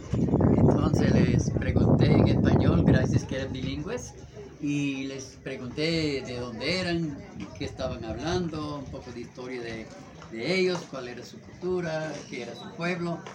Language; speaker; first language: Spanish; non-native, fluent; English